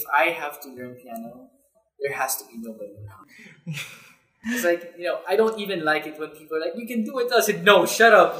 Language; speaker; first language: English; non-native, local second language; Hiligaynon